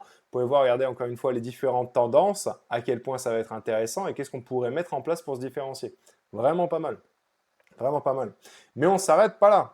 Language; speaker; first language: French; native; French